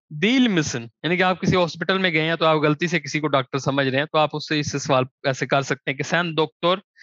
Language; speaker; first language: Urdu; non-native, local second language; Punjabi